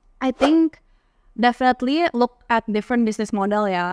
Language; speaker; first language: English; non-native, fluent; Indonesian